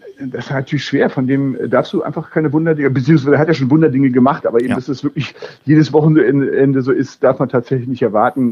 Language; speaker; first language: German; native; German